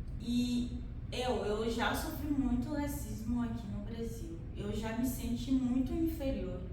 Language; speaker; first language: Portuguese; non-native, fluent; Haitian Creole